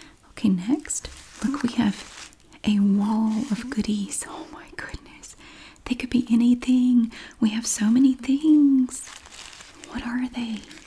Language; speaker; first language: English; native; English